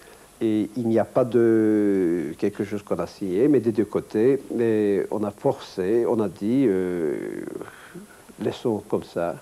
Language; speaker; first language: French; non-native, fluent; Turkish